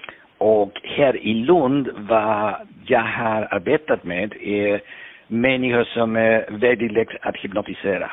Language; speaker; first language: Swedish; non-native, fluent; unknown